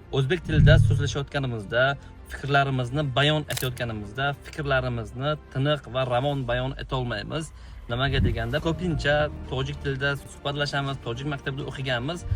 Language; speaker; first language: Uzbek; non-native, local second language; Tajik